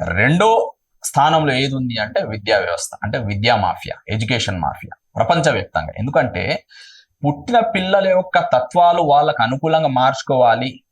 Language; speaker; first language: Telugu; non-native, local second language; Urdu